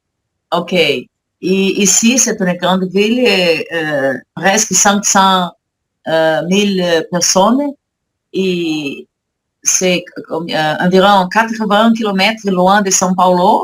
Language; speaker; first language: French; non-native, learner; Portuguese